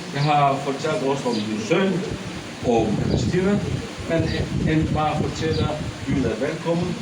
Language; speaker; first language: Danish; non-native, learner; Turkish